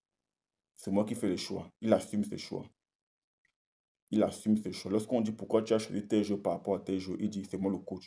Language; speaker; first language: French; native; French